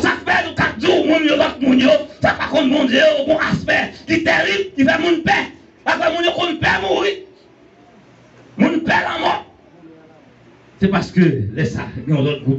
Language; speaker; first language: French; non-native, learner; Haitian Creole